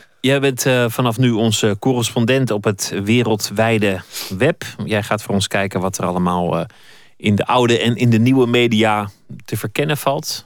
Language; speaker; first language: Dutch; native; Dutch